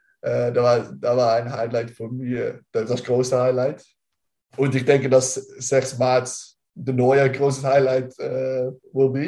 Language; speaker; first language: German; non-native, learner; Dutch